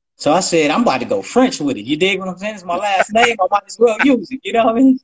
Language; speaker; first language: English; native; English